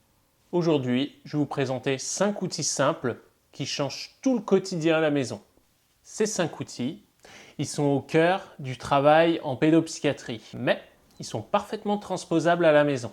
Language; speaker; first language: French; native; French